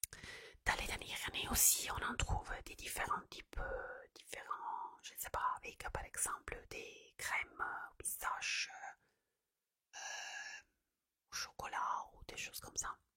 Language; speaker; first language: French; non-native, fluent; Italian